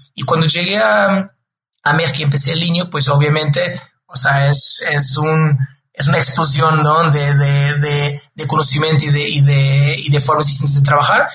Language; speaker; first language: Spanish; non-native, fluent; Portuguese